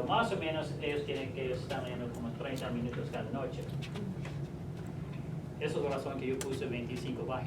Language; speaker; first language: Spanish; non-native, learner; English